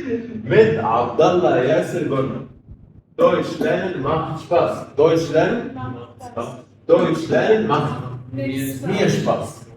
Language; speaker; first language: German; non-native, fluent; Arabic